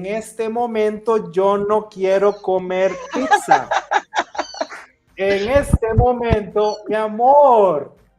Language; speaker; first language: Spanish; non-native, fluent; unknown